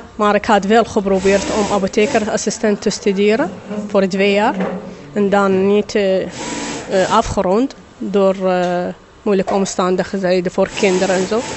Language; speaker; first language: Dutch; non-native, learner; Arabic